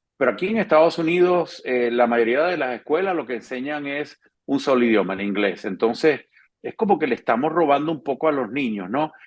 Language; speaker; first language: Spanish; native; Spanish